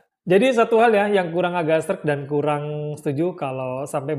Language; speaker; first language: Indonesian; native; Indonesian